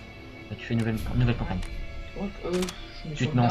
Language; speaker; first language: French; native; French